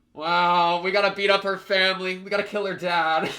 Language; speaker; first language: English; native; English